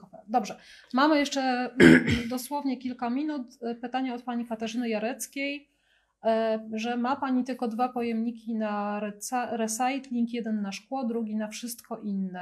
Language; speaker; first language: Polish; native; Polish